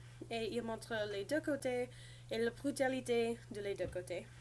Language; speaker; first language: French; non-native, learner; English